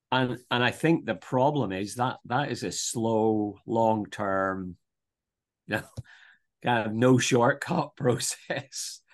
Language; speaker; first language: English; native; English